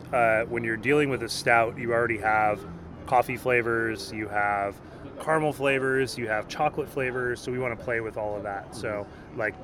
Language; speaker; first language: English; non-native, fluent; Spanish